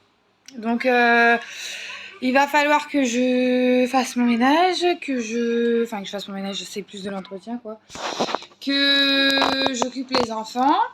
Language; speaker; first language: French; native; French